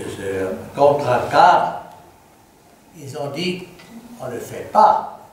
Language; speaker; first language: French; non-native, fluent; German